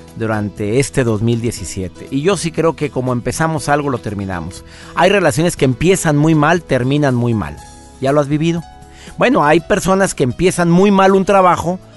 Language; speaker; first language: Spanish; native; Spanish